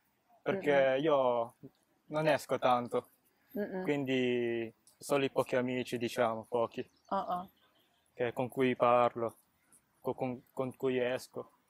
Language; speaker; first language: Italian; early bilingual, other home language; Filipino